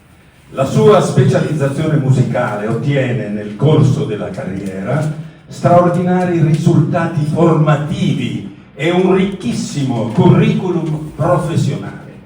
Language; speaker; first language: Italian; native; Italian